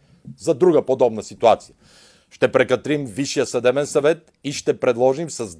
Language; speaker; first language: Bulgarian; native; Bulgarian